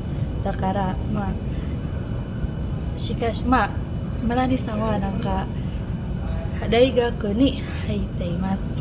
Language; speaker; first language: Japanese; non-native, learner; Indonesian